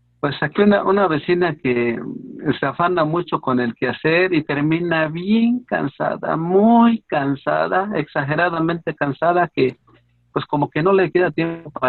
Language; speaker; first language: Spanish; native; Spanish